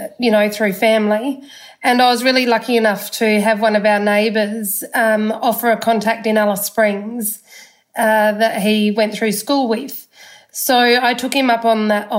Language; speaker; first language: English; native; English